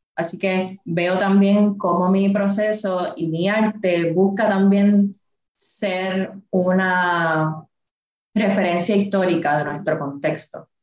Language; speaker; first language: Spanish; native; Spanish